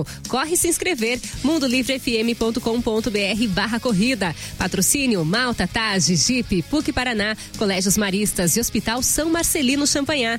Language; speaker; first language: Portuguese; native; Portuguese